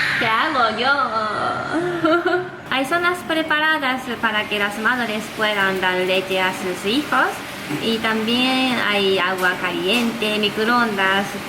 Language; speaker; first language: Spanish; non-native, fluent; Japanese